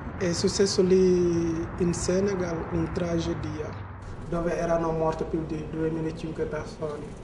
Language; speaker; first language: Italian; non-native, fluent; Wolof